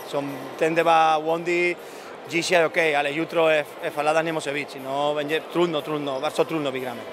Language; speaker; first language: Polish; non-native, learner; Spanish